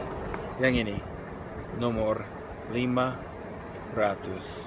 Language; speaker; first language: Indonesian; non-native, fluent; English